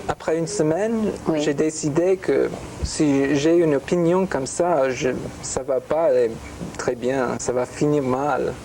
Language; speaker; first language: French; non-native, fluent; English